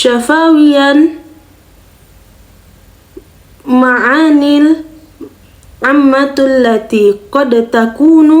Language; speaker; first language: Arabic; non-native, learner; Indonesian